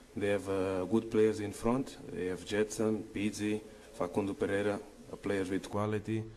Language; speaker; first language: English; non-native, learner; Portuguese